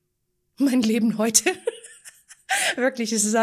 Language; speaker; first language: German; non-native, fluent; Persian